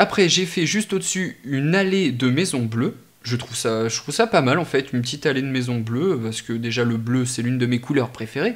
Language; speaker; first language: French; native; French